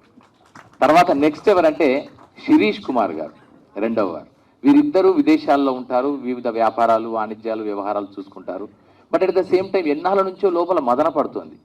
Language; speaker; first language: Telugu; native; Telugu